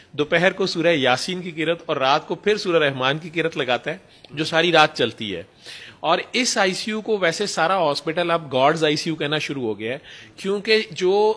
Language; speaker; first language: Urdu; non-native, local second language; Punjabi